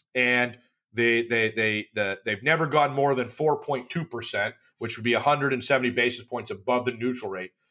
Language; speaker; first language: English; native; English